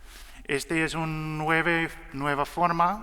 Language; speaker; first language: Spanish; non-native, learner; English